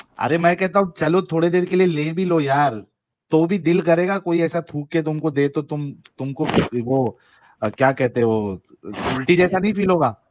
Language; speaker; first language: Hindi; native; Hindi